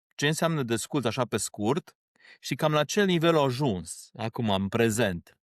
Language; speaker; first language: Romanian; early bilingual, heritage; Romanian